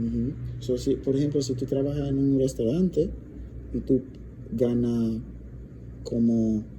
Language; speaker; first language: Spanish; non-native, learner; English